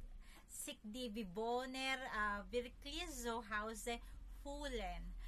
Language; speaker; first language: German; non-native, learner; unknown